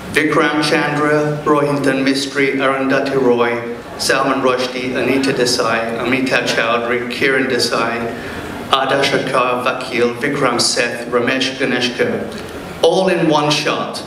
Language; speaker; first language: English; early bilingual, other home language; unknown